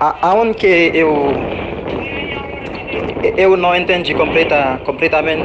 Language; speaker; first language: Portuguese; non-native, learner; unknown